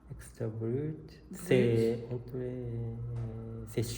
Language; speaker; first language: French; non-native, learner; Japanese